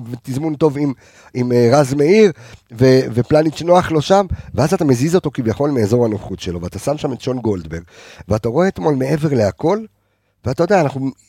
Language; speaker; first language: Hebrew; native; Hebrew